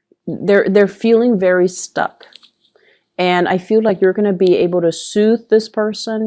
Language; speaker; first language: English; native; English